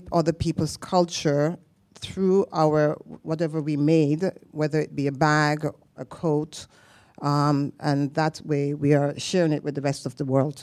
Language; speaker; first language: English; native; English